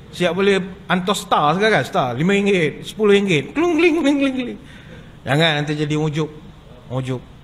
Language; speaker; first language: Malay; native; Malay